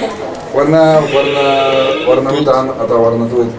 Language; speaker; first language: Indonesian; non-native, learner; German